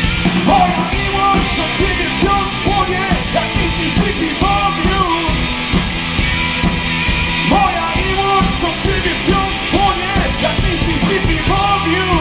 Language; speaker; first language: Polish; native; Polish